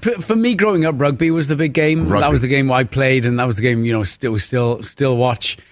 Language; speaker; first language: English; native; English